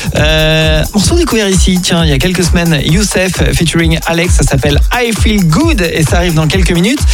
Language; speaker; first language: French; native; French